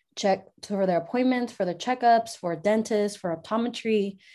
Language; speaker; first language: English; early bilingual, other home language; Spanish